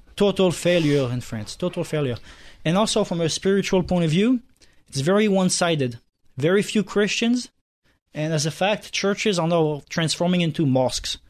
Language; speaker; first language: English; non-native, fluent; French